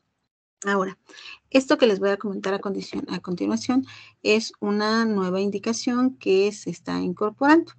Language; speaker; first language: Spanish; native; Spanish